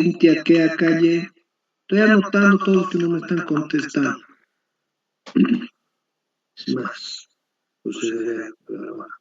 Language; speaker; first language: Spanish; native; Spanish